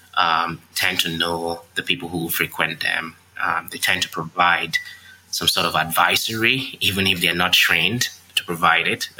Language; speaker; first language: English; non-native, local second language; Yoruba